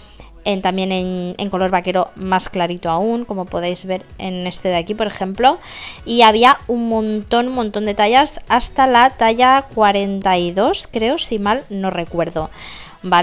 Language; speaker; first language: Spanish; native; Spanish